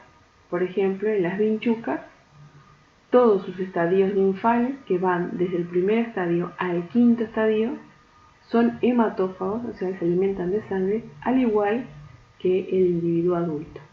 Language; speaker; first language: Spanish; native; Spanish